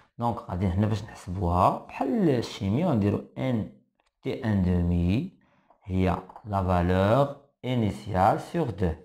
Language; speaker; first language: French; non-native, local second language; Arabic